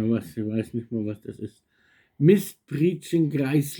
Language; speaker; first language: German; native; German